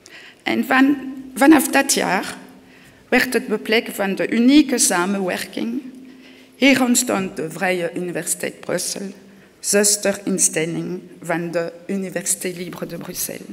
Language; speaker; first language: Dutch; non-native, local second language; French